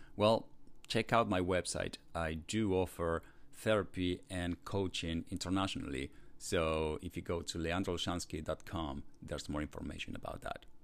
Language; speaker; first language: English; non-native, fluent; Spanish